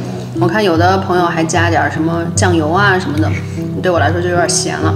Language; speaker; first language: Chinese; native; Chinese